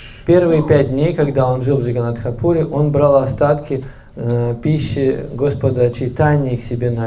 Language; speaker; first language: Russian; native; Russian